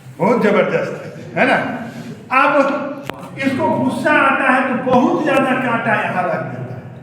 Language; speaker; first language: Hindi; native; Hindi